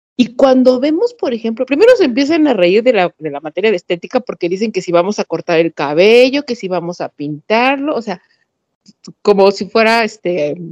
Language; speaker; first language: Spanish; native; Spanish